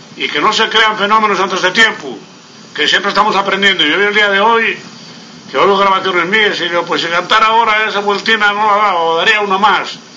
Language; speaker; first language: Spanish; native; Spanish